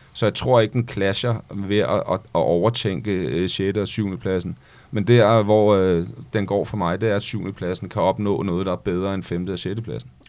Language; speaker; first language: Danish; native; Danish